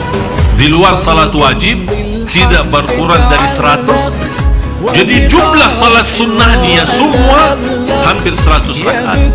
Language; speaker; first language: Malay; non-native, fluent; Arabic